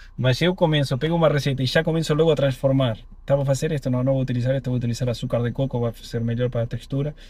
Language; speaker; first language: Portuguese; non-native, fluent; Spanish